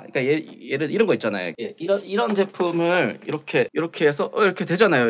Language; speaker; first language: Korean; native; Korean